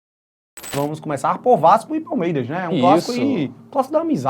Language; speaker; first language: Portuguese; native; Portuguese